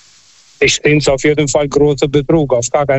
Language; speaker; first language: German; non-native, fluent; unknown